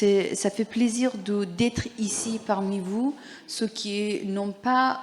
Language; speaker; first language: French; non-native, learner; Persian